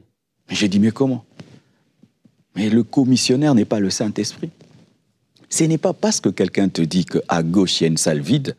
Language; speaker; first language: French; non-native, local second language; Lingala